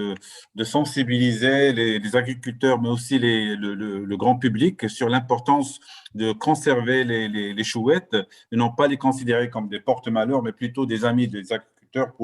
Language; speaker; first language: French; non-native, local second language; Arabic